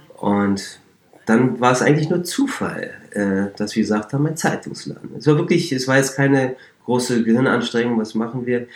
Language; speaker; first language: German; early bilingual, other home language; Turkish